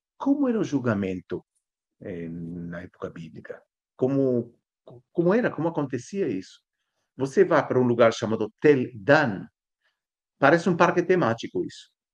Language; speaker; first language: Portuguese; non-native, fluent; Spanish